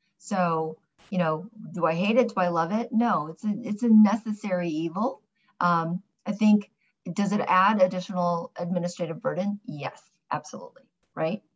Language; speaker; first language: English; early bilingual, other home language; Korean